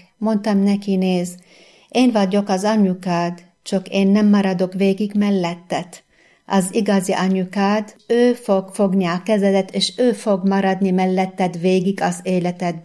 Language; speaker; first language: Hungarian; non-native, fluent; Arabic